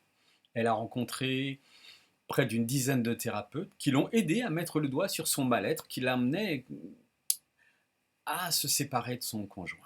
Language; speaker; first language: French; native; French